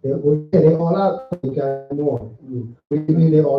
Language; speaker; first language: English; native; English